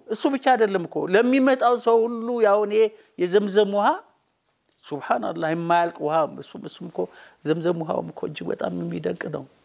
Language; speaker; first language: Amharic; native; Amharic